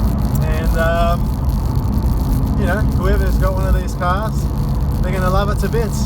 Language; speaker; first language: English; native; English